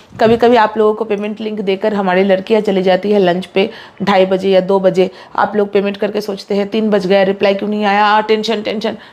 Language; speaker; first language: Hindi; non-native, local second language; Bangla